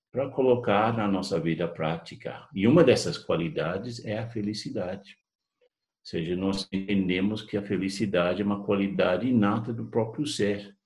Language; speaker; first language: Portuguese; non-native, fluent; English